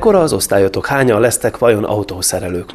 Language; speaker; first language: Hungarian; native; Hungarian